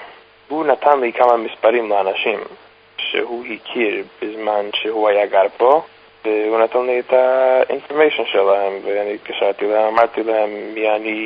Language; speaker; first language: Hebrew; non-native, fluent; English